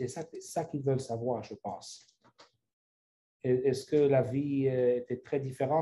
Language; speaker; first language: French; non-native, local second language; Arabic